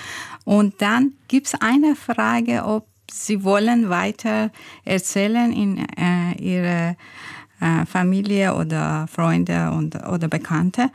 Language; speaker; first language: German; non-native, learner; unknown